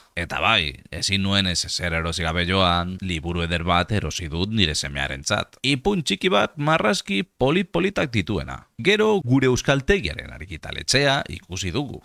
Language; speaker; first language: Basque; non-native, local second language; Spanish